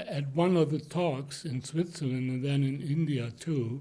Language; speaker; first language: English; non-native, fluent; German